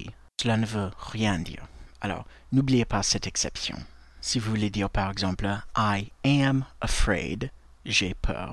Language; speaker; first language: French; non-native, fluent; English